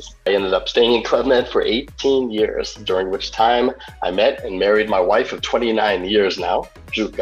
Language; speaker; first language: English; native; English